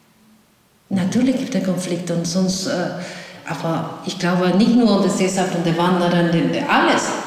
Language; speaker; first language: German; non-native, fluent; Spanish